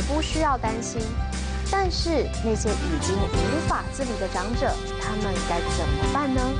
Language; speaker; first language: Chinese; native; Chinese